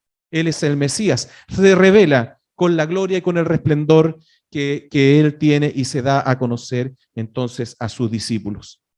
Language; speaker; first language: Spanish; native; Spanish